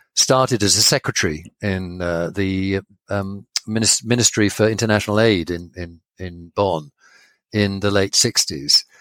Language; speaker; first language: English; native; English